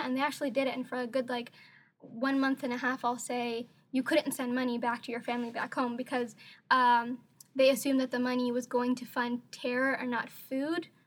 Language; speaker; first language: English; non-native, local second language; Somali